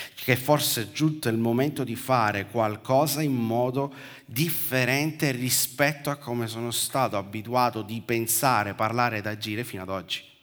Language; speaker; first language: Italian; native; Italian